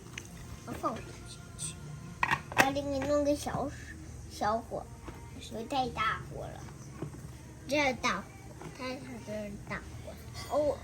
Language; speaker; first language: Chinese; early bilingual, heritage; Chinese